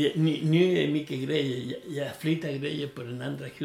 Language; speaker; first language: Swedish; non-native, learner; Spanish